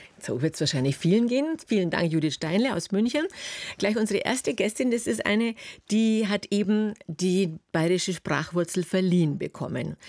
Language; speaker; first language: German; native; German